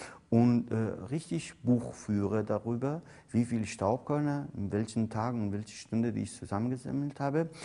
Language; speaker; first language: German; non-native, fluent; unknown